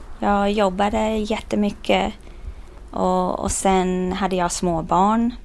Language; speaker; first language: Swedish; non-native, fluent; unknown